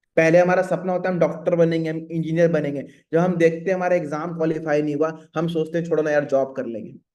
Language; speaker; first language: Hindi; native; Hindi